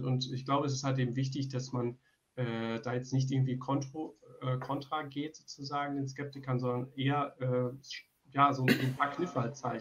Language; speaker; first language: German; native; German